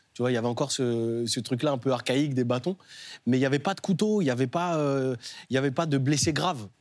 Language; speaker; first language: French; native; French